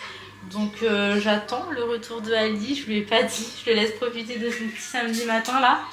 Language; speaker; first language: French; native; French